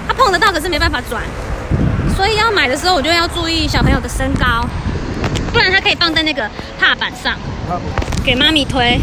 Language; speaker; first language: Chinese; native; Chinese